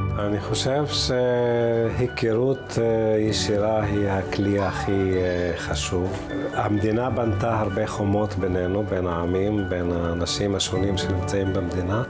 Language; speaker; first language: Hebrew; non-native, local second language; Arabic